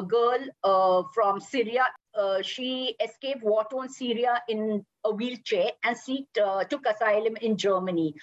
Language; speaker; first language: English; non-native, local second language; Gujarati